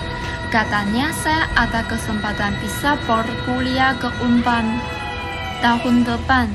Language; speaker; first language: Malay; non-native, learner; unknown